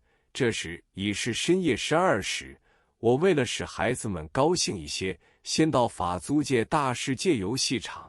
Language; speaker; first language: Chinese; native; Chinese